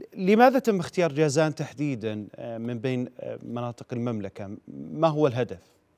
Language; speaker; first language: Arabic; native; Arabic